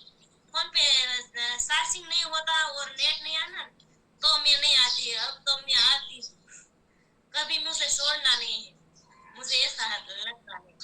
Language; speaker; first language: Hindi; non-native, local second language; Gujarati